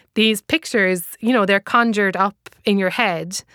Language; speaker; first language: English; native; English